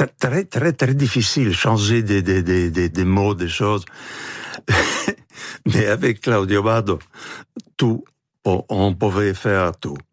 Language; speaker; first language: French; non-native, fluent; Italian